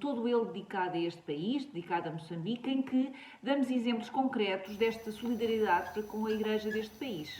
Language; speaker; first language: Portuguese; native; Portuguese